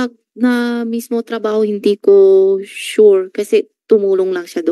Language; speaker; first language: Filipino; non-native, learner; Chinese